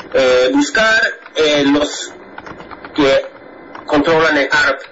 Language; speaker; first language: Spanish; non-native, fluent; English